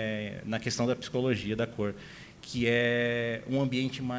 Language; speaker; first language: Portuguese; native; Portuguese